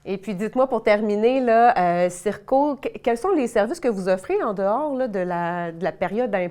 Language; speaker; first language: French; native; French